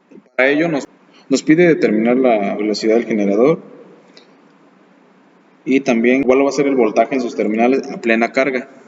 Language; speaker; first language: Spanish; native; Spanish